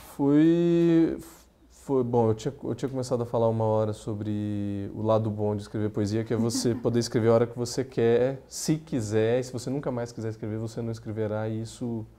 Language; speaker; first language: Portuguese; native; Portuguese